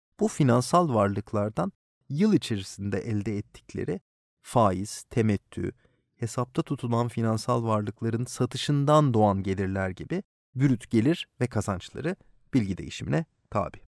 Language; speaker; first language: Turkish; native; Turkish